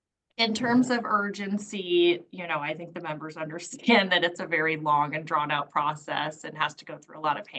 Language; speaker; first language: English; native; English